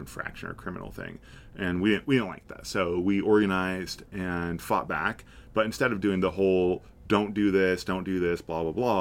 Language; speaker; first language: English; native; English